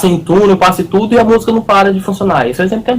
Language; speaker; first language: Portuguese; native; Portuguese